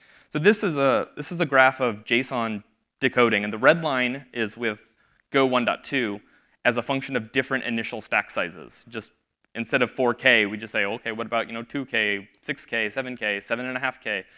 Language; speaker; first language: English; native; English